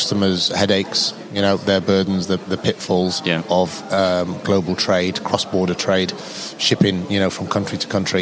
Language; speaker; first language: English; native; English